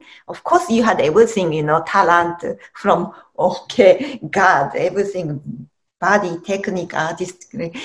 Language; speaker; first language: English; non-native, learner; Japanese